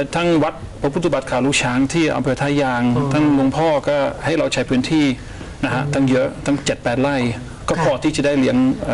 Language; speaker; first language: Thai; non-native, fluent; Dutch